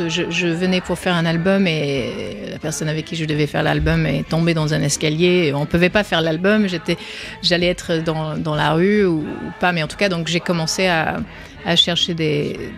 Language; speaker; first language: French; non-native, fluent; English